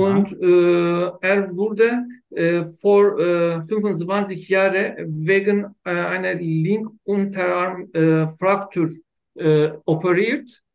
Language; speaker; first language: German; non-native, learner; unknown